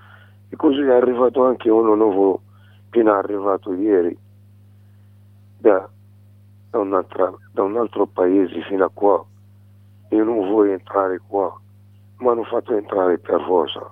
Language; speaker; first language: Italian; non-native, learner; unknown